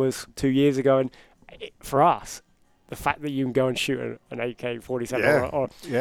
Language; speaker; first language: English; native; English